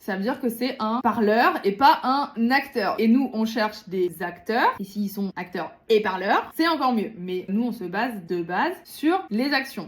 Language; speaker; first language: French; native; French